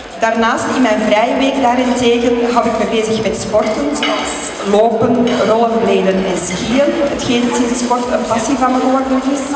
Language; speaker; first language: Dutch; native; Dutch